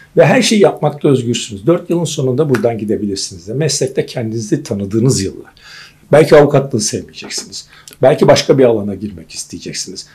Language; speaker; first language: Turkish; native; Turkish